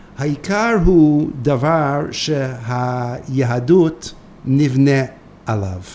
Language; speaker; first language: Hebrew; non-native, fluent; English